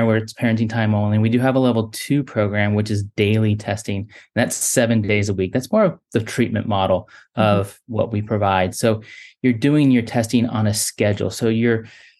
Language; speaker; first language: English; native; English